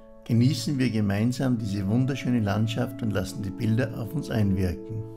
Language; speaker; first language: German; native; German